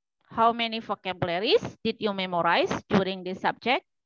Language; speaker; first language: English; non-native, fluent; Indonesian